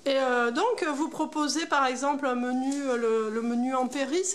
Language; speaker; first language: French; native; French